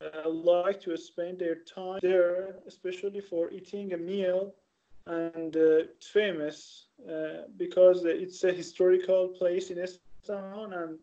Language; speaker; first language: English; non-native, learner; Persian